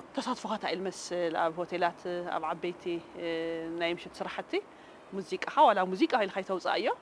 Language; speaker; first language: Tigrinya; native; Tigrinya